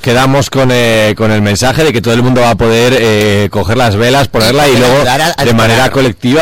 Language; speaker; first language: Spanish; native; Spanish